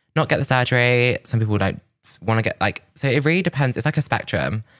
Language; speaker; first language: English; native; English